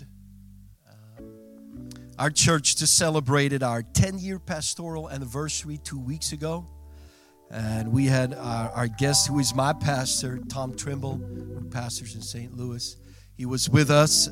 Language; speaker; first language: English; non-native, fluent; Dutch